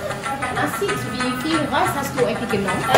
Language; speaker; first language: German; non-native, learner; Malay